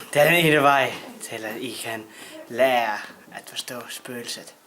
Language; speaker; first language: Danish; non-native, learner; Icelandic